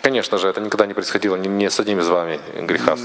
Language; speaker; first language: Russian; native; Russian